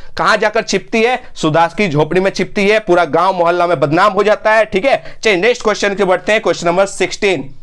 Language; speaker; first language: Hindi; non-native, local second language; Bangla